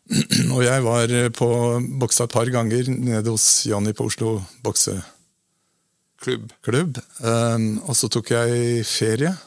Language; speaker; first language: Norwegian; native; Norwegian